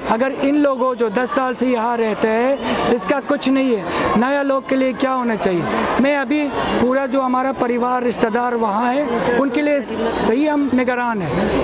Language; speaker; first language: Hindi; non-native, fluent; Persian